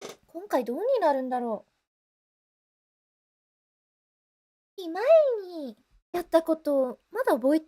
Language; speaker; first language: Japanese; non-native, fluent; English